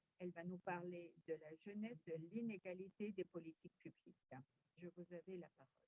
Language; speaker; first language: French; non-native, fluent; Spanish